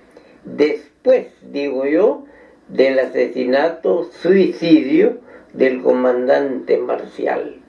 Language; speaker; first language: Spanish; native; Spanish